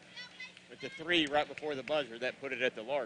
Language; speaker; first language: English; native; English